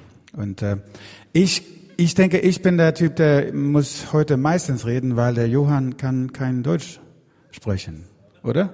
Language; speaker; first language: German; non-native, fluent; Swedish